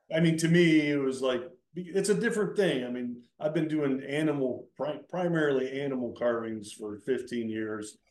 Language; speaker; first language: English; native; English